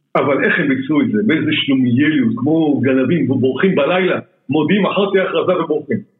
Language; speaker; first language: Hebrew; native; Hebrew